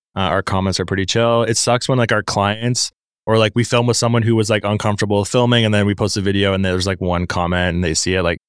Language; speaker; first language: English; native; English